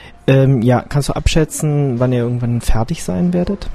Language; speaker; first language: German; native; German